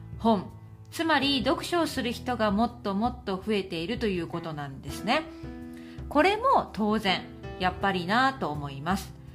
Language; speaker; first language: Japanese; native; Japanese